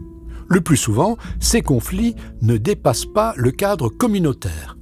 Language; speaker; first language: French; native; French